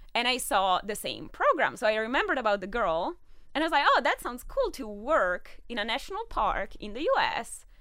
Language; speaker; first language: English; non-native, fluent; Italian